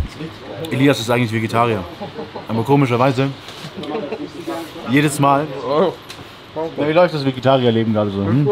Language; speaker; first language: German; native; German